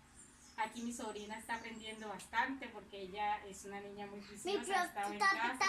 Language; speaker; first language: Spanish; native; Spanish